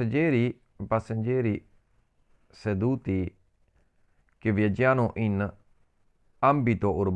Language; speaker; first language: Italian; non-native, learner; Punjabi